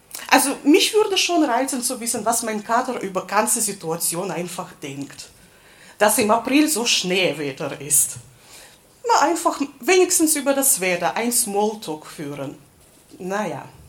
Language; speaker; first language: German; non-native, fluent; Russian